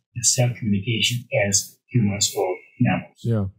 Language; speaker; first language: English; non-native, fluent; Romanian